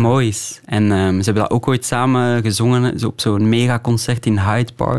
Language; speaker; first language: Dutch; native; Dutch